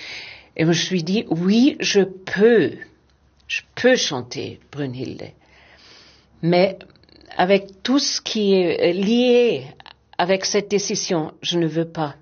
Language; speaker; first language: French; non-native, fluent; German